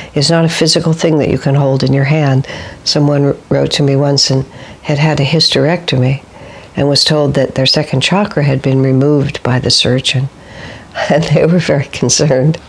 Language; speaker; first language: English; native; English